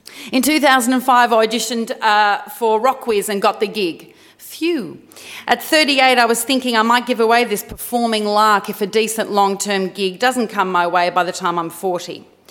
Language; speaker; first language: English; early bilingual, other home language; French